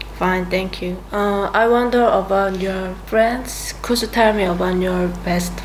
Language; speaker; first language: English; non-native, learner; Korean